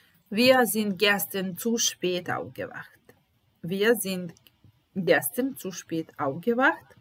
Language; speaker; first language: German; non-native, fluent; Italian